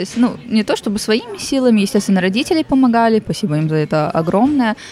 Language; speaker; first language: Russian; native; Russian